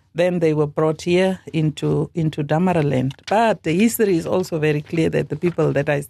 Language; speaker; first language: English; non-native, local second language; Afrikaans